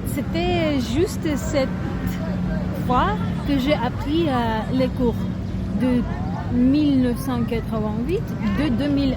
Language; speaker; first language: French; non-native, learner; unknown